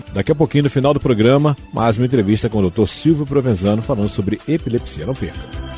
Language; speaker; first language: Portuguese; native; Portuguese